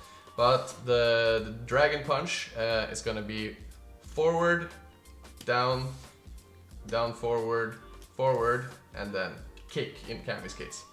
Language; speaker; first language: English; non-native, fluent; Norwegian